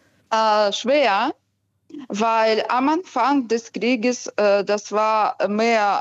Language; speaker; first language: German; non-native, fluent; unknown